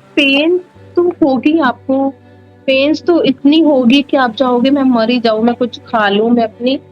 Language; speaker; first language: Hindi; non-native, local second language; Punjabi